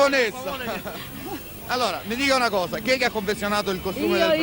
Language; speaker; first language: Italian; native; Italian